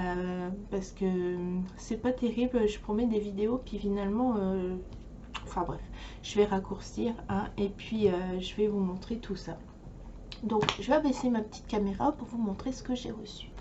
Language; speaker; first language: French; native; French